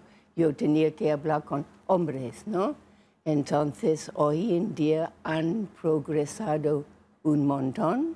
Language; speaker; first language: Spanish; non-native, fluent; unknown